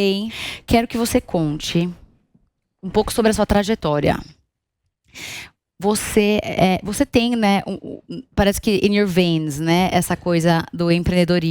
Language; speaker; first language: Portuguese; native; Portuguese